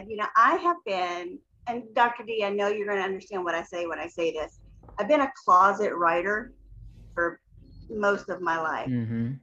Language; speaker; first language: English; native; English